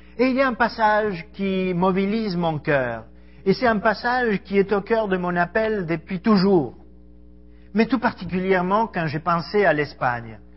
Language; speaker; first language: French; non-native, fluent; Spanish